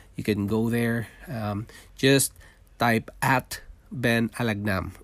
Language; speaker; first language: English; non-native, local second language; Filipino